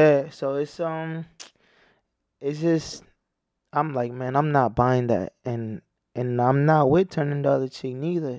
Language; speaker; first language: English; early bilingual, other home language; Spanish